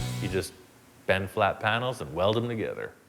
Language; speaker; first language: English; native; English